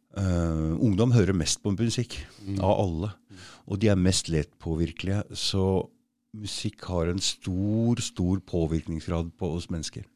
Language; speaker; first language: Norwegian; native; Norwegian